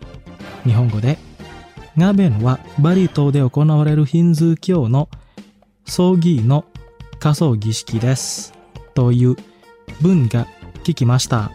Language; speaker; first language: Japanese; non-native, fluent; Indonesian